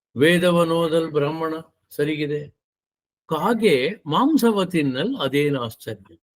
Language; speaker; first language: Kannada; native; Kannada